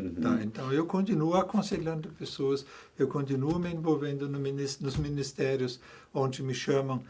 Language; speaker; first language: Portuguese; non-native, fluent; German